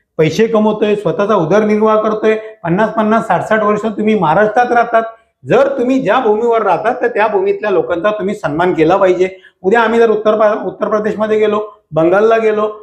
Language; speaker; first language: Marathi; native; Marathi